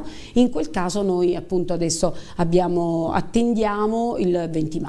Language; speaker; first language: Italian; native; Italian